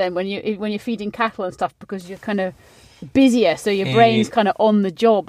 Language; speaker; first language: English; native; English